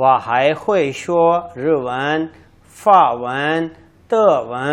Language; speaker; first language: Chinese; non-native, learner; Urdu